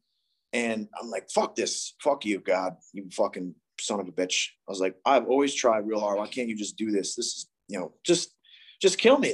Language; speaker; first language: English; native; English